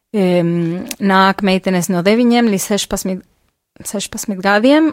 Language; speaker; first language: Latvian; non-native, fluent; Spanish